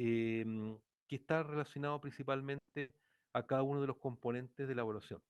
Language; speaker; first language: Spanish; native; Spanish